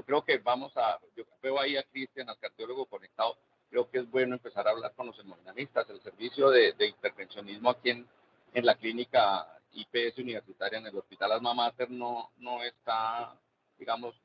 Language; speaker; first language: Spanish; native; Spanish